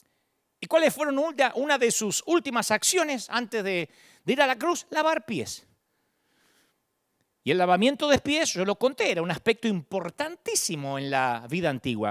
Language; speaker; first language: Spanish; native; Spanish